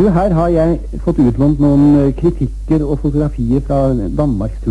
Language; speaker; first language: Norwegian; native; Norwegian